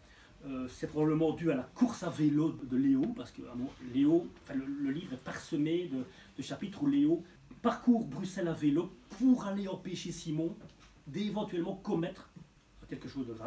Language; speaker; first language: French; native; French